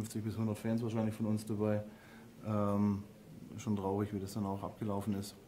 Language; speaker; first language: German; native; German